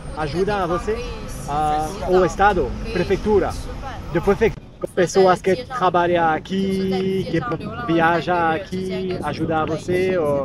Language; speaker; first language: Portuguese; non-native, learner; Spanish